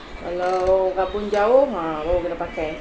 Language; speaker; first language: Malay; native; Malay